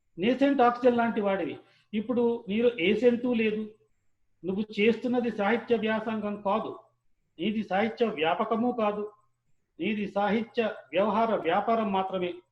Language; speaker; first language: Telugu; native; Telugu